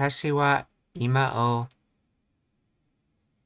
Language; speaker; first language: Japanese; non-native, learner; English